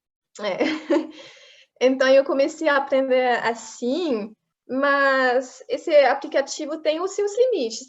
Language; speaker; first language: Portuguese; non-native, fluent; French